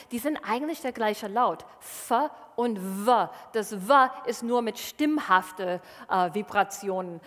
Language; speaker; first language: German; non-native, fluent; English